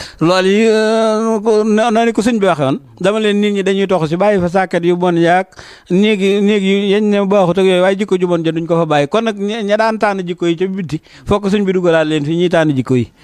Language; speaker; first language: Wolof; native; Wolof